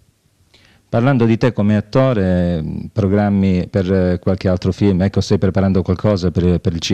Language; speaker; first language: Italian; native; Italian